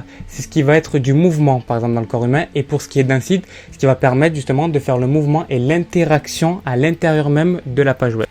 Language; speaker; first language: French; native; French